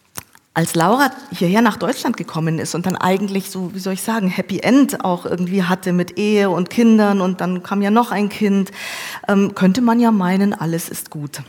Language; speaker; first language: German; native; German